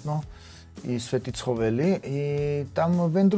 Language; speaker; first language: Polish; non-native, learner; Georgian